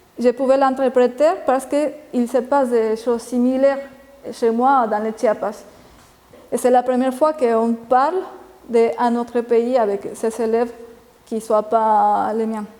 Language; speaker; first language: French; non-native, fluent; Spanish